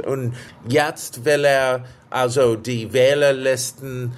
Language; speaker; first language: German; non-native, fluent; English